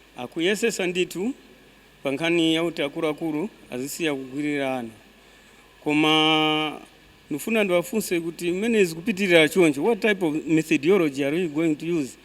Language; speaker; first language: Nyanja; non-native, local second language; Tumbuka